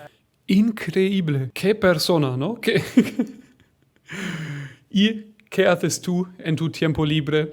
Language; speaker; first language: Spanish; non-native, fluent; German